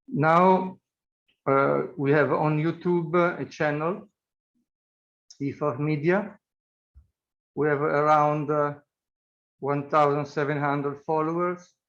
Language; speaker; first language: English; non-native, fluent; Italian